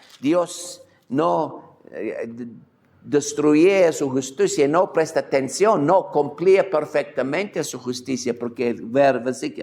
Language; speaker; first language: Spanish; non-native, fluent; English